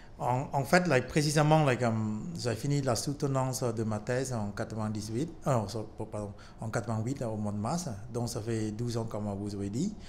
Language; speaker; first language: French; non-native, fluent; Khmer